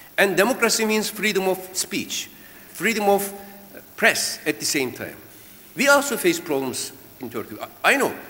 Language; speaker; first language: English; non-native, fluent; Turkish